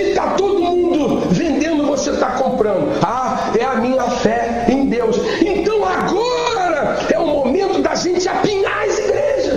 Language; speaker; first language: Portuguese; native; Portuguese